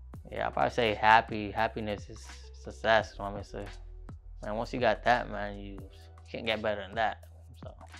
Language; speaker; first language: English; non-native, fluent; Spanish